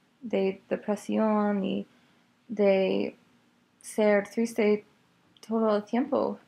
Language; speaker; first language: Spanish; non-native, learner; English